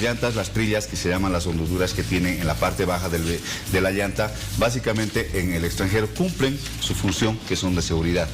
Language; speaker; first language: Spanish; native; Spanish